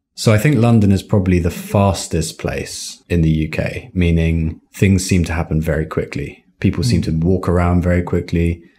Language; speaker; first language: English; native; English